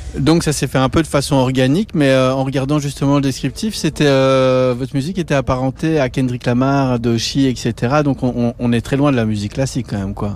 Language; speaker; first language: French; native; French